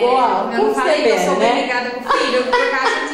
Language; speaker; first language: Portuguese; native; Portuguese